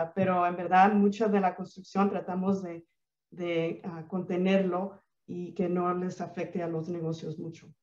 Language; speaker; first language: Spanish; early bilingual, heritage; Spanish